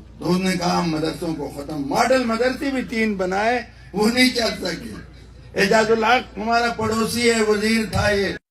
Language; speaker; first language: Urdu; non-native, local second language; Northern Hindko